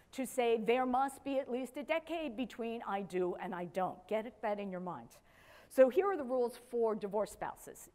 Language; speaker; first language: English; native; English